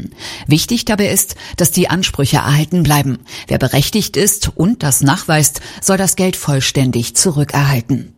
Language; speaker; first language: German; native; German